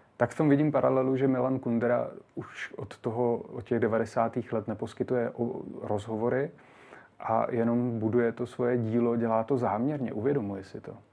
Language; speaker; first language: Czech; native; Czech